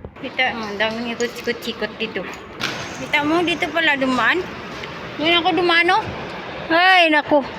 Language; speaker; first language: Filipino; non-native, local second language; Hiligaynon